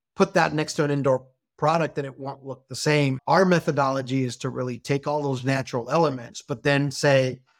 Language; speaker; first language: English; non-native, fluent; Spanish